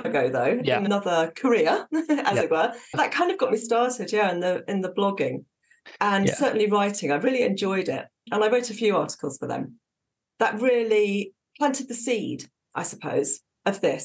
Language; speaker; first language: English; native; English